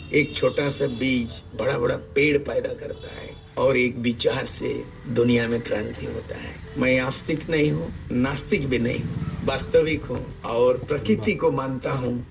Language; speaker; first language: Hindi; non-native, local second language; Santali